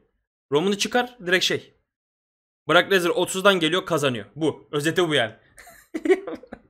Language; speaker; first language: Turkish; native; Turkish